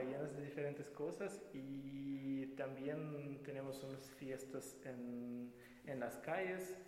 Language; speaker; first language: Spanish; non-native, fluent; Russian